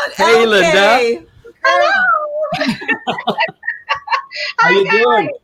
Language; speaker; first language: English; native; English